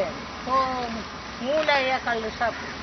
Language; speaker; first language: Hebrew; non-native, fluent; Malayalam